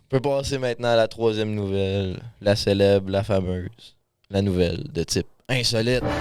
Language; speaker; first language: French; native; French